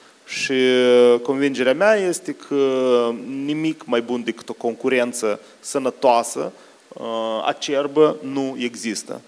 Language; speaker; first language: Romanian; native; Romanian